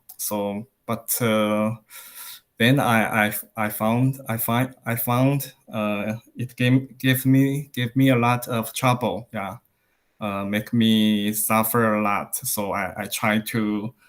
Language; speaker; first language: English; non-native, learner; Chinese